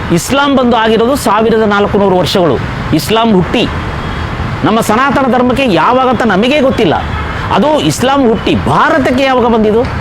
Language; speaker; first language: Kannada; non-native, local second language; Kodava